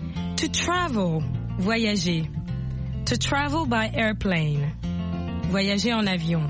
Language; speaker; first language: English; non-native, fluent; French